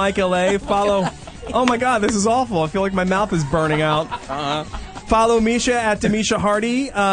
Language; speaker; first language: English; native; English